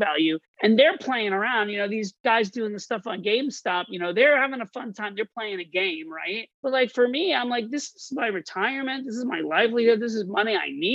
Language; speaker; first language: English; native; English